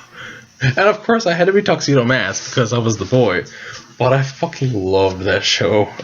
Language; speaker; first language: English; native; English